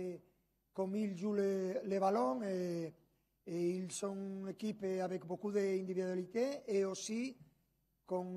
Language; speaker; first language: French; non-native, fluent; Spanish